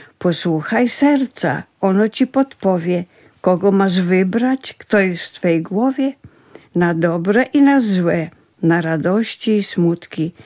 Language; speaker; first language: Polish; native; Polish